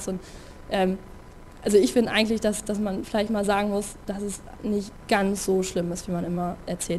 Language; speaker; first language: German; native; German